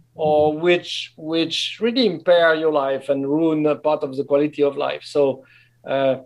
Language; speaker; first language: English; non-native, fluent; French